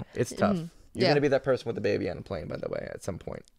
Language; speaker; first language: English; native; English